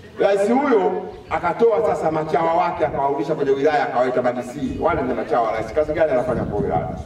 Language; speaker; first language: Swahili; native; Swahili